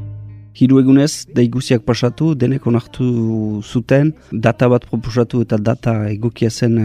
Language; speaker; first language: Basque; native; Basque